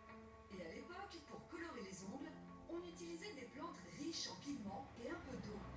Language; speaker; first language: French; native; French